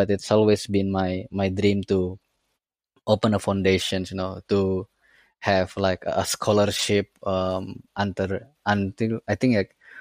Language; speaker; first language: English; non-native, fluent; Indonesian